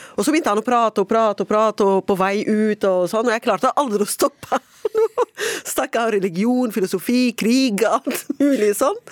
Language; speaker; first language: Norwegian; non-native, fluent; Arabic